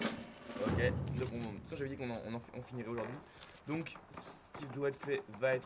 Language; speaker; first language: French; native; French